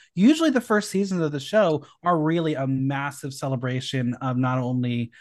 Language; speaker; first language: English; native; English